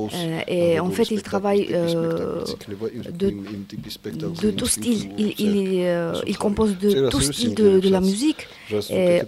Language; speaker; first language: French; non-native, learner; Georgian